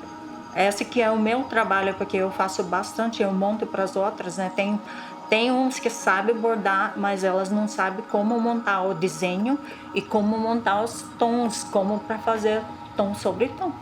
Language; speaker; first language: Portuguese; non-native, local second language; Russian